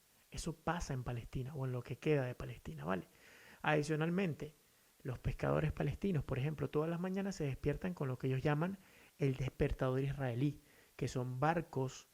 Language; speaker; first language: Spanish; native; Spanish